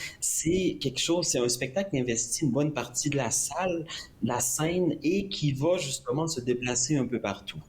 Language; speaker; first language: French; native; French